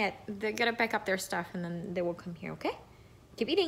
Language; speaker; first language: English; non-native, fluent; Indonesian